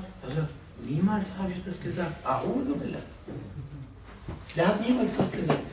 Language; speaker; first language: German; non-native, fluent; Arabic